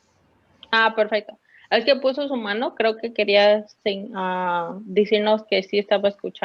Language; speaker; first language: Spanish; early bilingual, heritage; Spanish